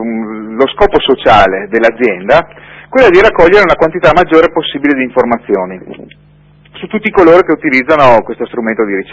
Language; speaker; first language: Italian; native; Italian